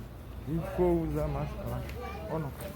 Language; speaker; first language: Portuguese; non-native, learner; Haitian Creole